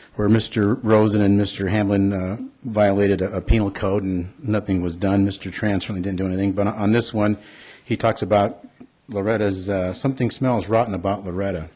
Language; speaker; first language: English; early bilingual, other home language; Spanish